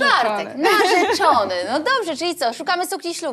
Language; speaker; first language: Polish; native; Polish